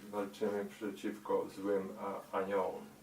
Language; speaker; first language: Polish; early bilingual, heritage; Polish